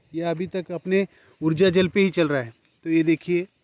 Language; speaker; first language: Hindi; non-native, local second language; Marathi